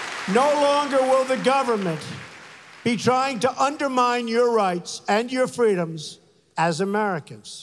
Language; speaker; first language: English; native; English